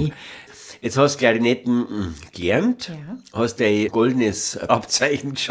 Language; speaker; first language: German; native; German